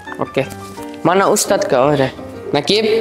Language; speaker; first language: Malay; early bilingual, heritage; Malay